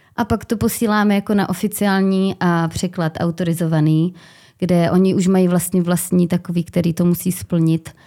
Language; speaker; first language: Czech; native; Czech